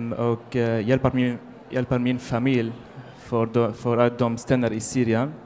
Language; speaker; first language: Swedish; non-native, learner; Arabic